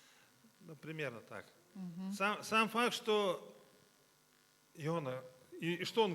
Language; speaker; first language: Russian; native; Russian